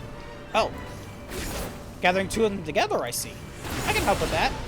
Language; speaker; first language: English; native; English